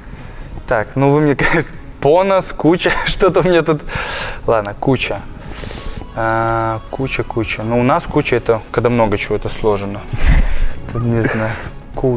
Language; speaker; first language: Russian; native; Russian